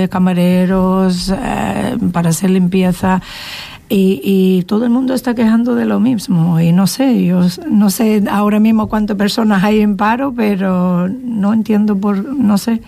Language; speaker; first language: Spanish; non-native, fluent; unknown